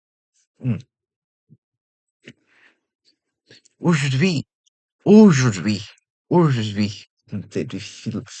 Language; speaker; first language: French; non-native, learner; Japanese